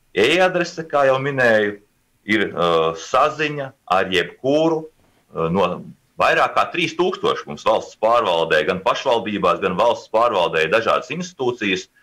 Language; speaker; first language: Latvian; native; Latvian